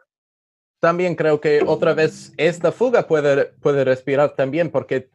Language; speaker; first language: Spanish; non-native, learner; English